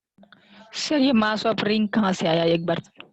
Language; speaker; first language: Hindi; native; Hindi